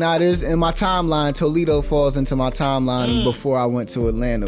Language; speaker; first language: English; native; English